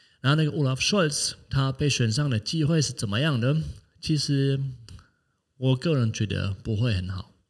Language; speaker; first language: Chinese; non-native, fluent; German